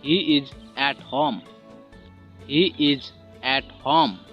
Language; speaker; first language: English; non-native, local second language; Odia